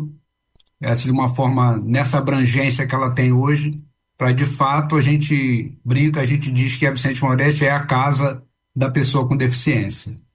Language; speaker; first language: Portuguese; native; Portuguese